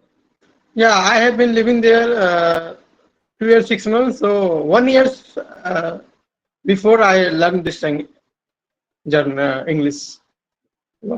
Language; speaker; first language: English; non-native, learner; Hindi